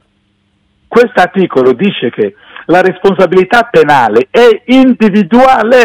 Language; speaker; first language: Italian; non-native, fluent; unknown